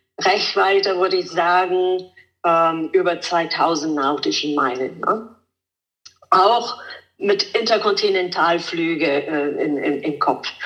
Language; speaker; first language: German; non-native, fluent; Italian